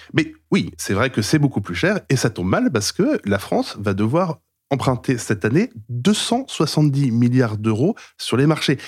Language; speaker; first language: French; native; French